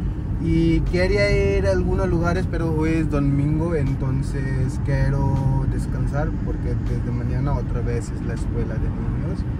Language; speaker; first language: Spanish; non-native, learner; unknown